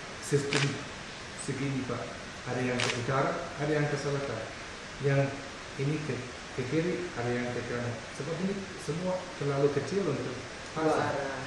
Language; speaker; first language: Indonesian; non-native, fluent; English